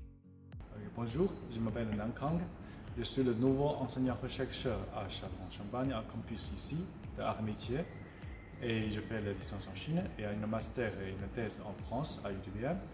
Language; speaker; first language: French; non-native, learner; Chinese